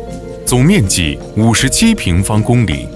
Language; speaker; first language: Chinese; native; Chinese